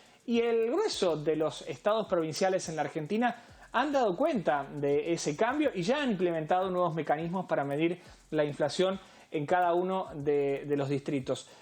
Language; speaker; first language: Spanish; native; Spanish